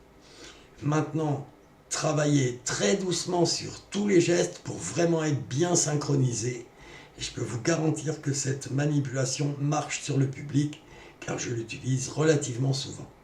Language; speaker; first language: French; native; French